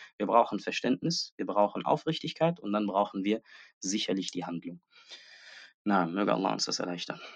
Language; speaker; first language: German; early bilingual, other home language; Arabic